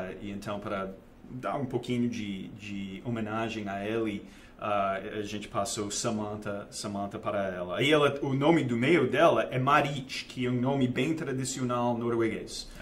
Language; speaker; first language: Portuguese; non-native, fluent; English